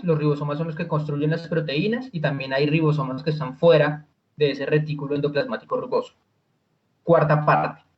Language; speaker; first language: Spanish; native; Spanish